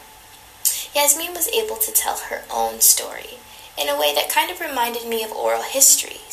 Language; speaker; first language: English; native; English